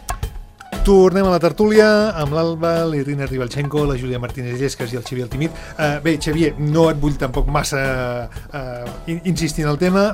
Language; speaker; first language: Catalan; native; Catalan